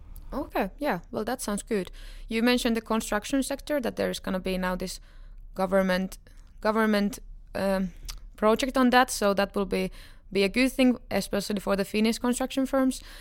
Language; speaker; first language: English; non-native, fluent; Finnish